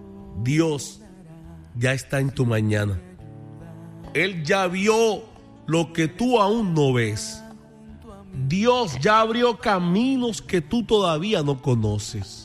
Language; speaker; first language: Spanish; native; Spanish